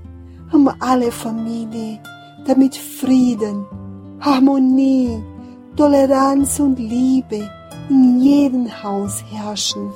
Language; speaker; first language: German; non-native, fluent; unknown